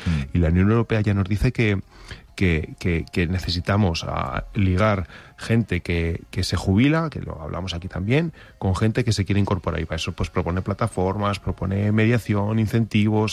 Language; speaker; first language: Spanish; native; Spanish